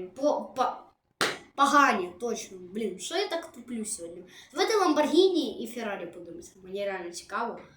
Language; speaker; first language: Ukrainian; non-native, local second language; Russian